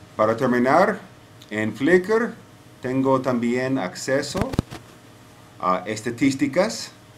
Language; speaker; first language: Spanish; non-native, fluent; English